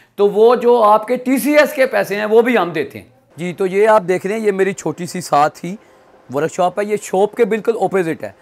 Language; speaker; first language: Urdu; non-native, local second language; Punjabi